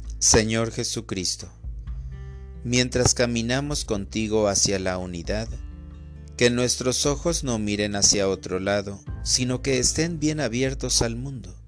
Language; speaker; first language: Spanish; native; Spanish